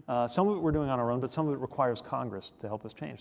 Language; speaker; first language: English; native; English